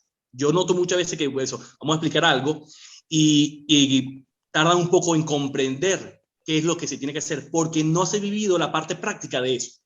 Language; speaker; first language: Spanish; native; Spanish